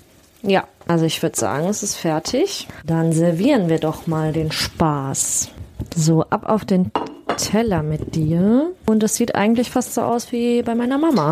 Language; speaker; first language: German; native; German